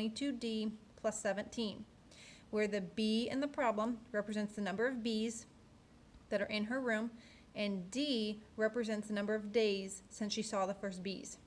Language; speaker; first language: English; native; English